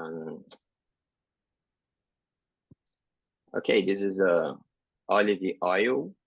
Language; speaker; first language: English; non-native, learner; Portuguese